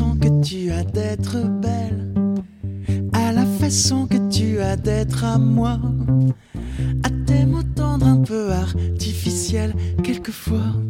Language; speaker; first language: French; native; French